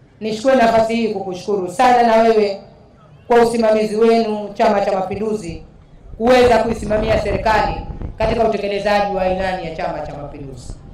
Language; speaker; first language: Swahili; native; Swahili